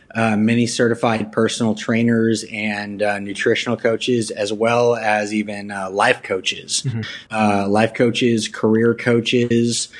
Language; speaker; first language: English; native; English